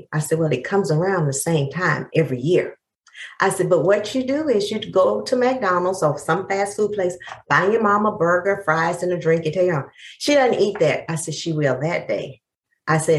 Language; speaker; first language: English; native; English